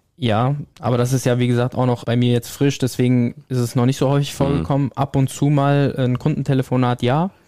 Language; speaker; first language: German; early bilingual, other home language; Italian